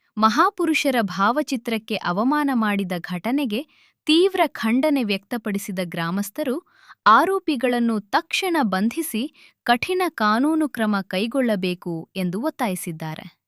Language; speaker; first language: Kannada; native; Kannada